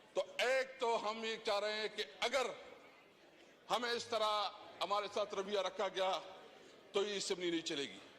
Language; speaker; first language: Urdu; non-native, local second language; Pashto